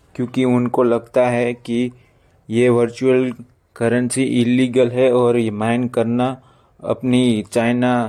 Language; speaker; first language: Hindi; non-native, local second language; Gujarati